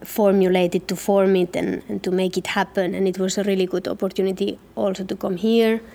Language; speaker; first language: English; non-native, fluent; Catalan